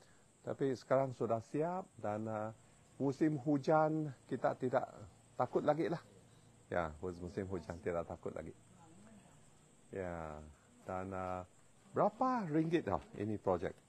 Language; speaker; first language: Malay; non-native, local second language; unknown